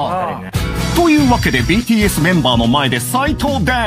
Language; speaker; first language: Japanese; native; Japanese